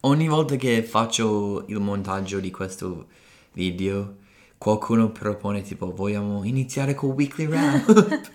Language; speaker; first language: Italian; non-native, fluent; English